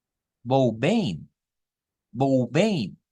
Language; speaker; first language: Portuguese; non-native, fluent; Spanish